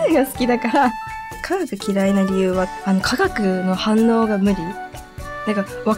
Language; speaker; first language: Japanese; native; Japanese